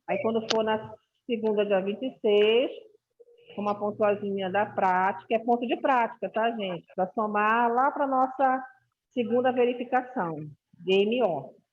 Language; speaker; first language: Portuguese; native; Portuguese